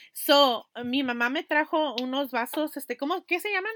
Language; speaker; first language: Spanish; early bilingual, heritage; Spanish